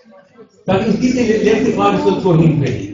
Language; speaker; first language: Russian; non-native, learner; German